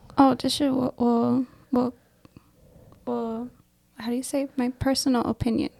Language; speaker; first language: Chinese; early bilingual, heritage; English